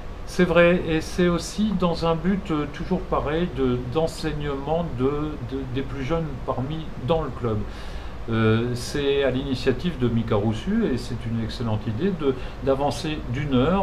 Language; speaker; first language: French; native; French